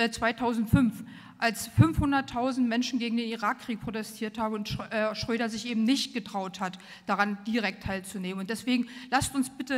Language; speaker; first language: German; native; German